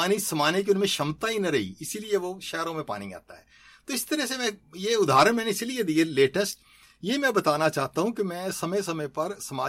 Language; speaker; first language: Hindi; native; Hindi